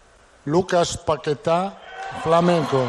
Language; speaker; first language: Portuguese; non-native, fluent; Italian